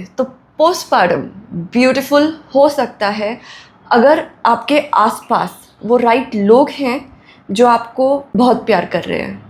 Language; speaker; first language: Hindi; native; Hindi